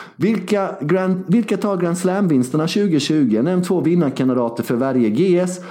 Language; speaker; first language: Swedish; early bilingual, other home language; Serbian